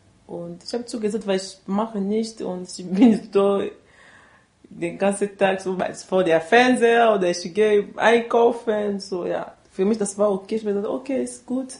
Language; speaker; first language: German; non-native, learner; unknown